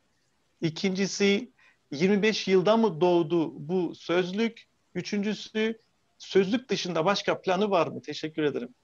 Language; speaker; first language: Turkish; native; Turkish